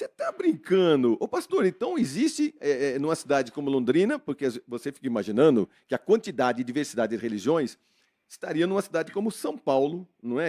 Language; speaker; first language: Portuguese; native; Portuguese